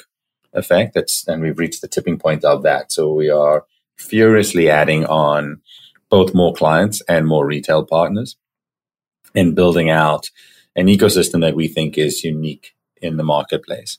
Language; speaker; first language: English; native; English